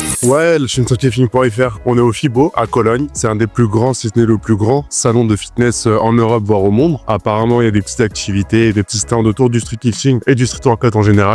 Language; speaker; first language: French; native; French